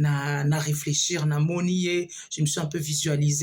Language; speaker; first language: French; non-native, local second language; Lingala